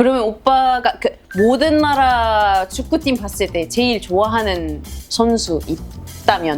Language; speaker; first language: Korean; non-native, fluent; Arabic